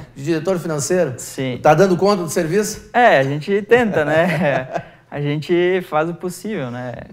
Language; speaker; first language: Portuguese; native; Portuguese